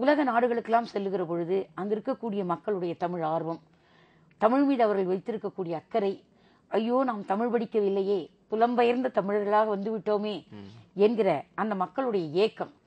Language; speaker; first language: Tamil; native; Tamil